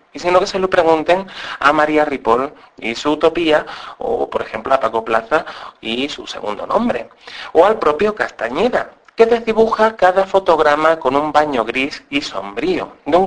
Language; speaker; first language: Spanish; native; Spanish